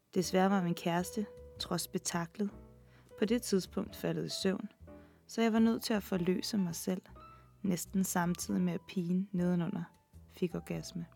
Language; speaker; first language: Danish; native; Danish